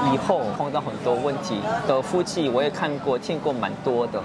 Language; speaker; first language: Chinese; non-native, fluent; Korean